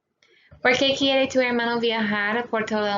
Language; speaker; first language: Spanish; non-native, fluent; English